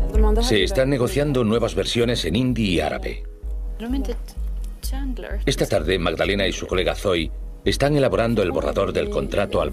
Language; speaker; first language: Spanish; native; Spanish